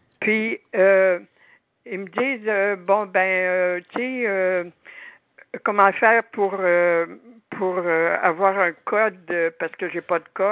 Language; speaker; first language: French; native; French